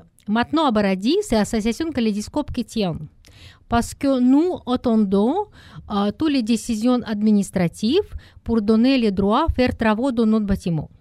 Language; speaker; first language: French; non-native, learner; Russian